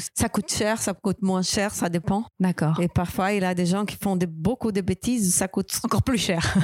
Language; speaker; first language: French; non-native, fluent; Portuguese